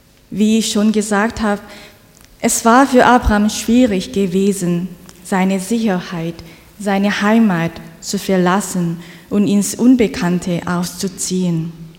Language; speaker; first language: German; non-native, fluent; Korean